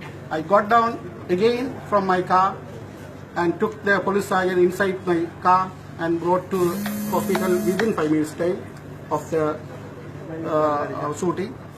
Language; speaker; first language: English; non-native, local second language; Tamil